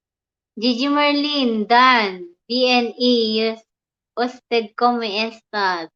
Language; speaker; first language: Spanish; non-native, learner; Filipino